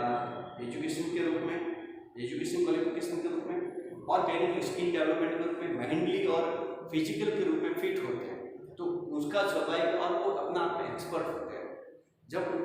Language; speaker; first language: Hindi; native; Hindi